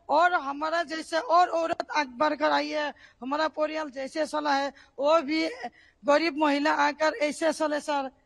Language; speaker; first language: Hindi; non-native, local second language; Assamese